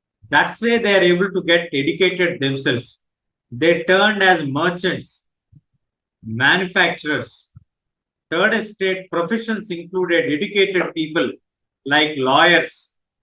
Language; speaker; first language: English; non-native, local second language; Telugu